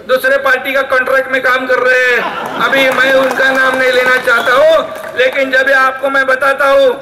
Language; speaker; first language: Hindi; non-native, local second language; Marathi